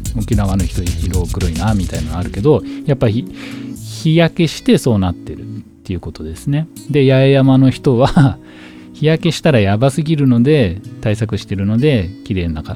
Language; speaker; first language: Japanese; native; Japanese